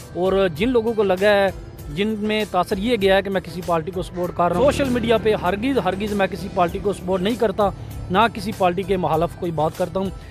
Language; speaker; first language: Hindi; non-native, local second language; Punjabi